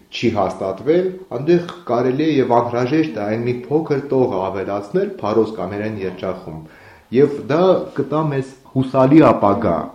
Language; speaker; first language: Armenian; native; Armenian